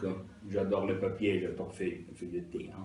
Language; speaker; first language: French; non-native, fluent; Italian